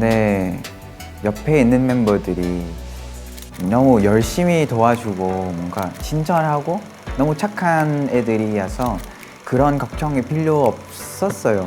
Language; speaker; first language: Korean; non-native, fluent; Vietnamese